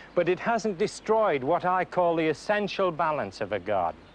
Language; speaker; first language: English; native; English